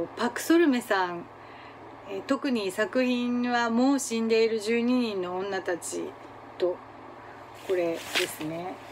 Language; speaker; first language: Japanese; native; Japanese